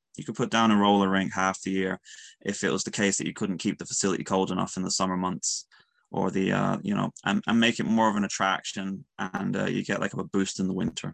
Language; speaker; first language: English; native; English